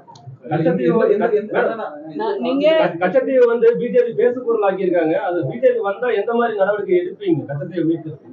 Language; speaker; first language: Tamil; native; Tamil